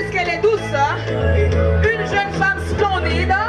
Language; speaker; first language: French; non-native, local second language; Rundi